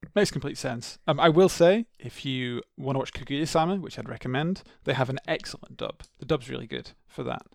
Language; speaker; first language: English; native; English